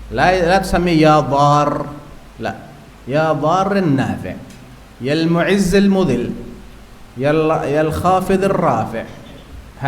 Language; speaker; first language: Arabic; non-native, fluent; Indonesian